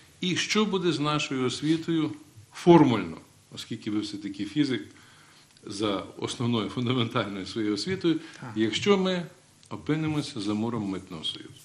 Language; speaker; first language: Ukrainian; native; Ukrainian